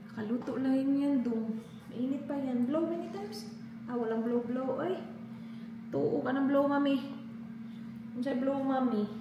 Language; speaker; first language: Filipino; non-native, local second language; Cebuano